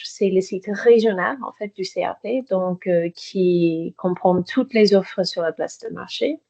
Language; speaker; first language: French; native; French